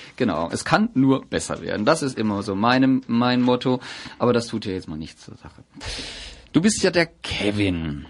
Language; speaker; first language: German; native; German